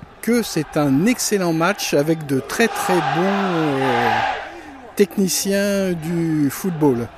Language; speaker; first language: French; native; French